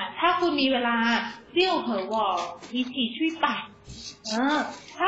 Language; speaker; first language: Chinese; non-native, fluent; Thai